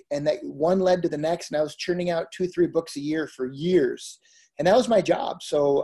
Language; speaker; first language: English; native; English